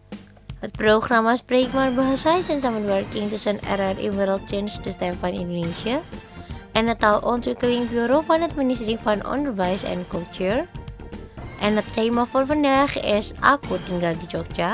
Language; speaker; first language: Dutch; non-native, learner; Indonesian